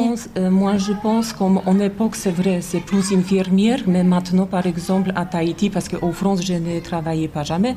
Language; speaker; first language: French; non-native, learner; Polish